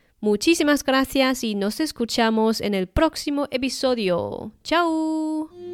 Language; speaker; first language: Spanish; non-native, fluent; Chinese